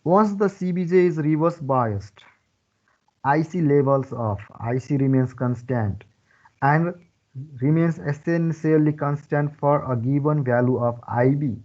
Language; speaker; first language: English; non-native, local second language; Nepali